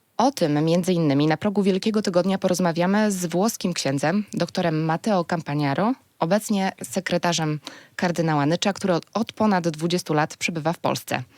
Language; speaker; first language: Polish; native; Polish